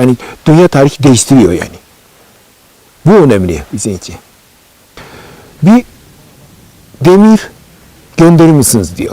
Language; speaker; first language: Turkish; non-native, fluent; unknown